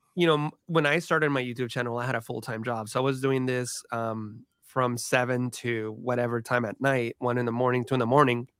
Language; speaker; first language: English; early bilingual, other home language; Spanish